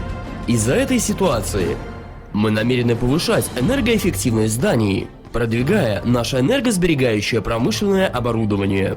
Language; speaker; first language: Russian; native; Russian